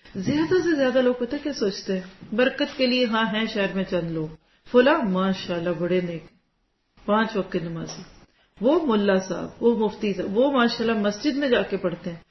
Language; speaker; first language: Urdu; native; Urdu